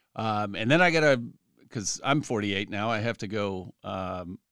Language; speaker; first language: English; native; English